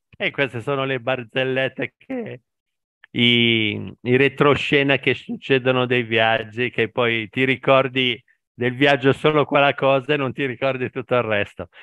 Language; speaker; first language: Italian; native; Italian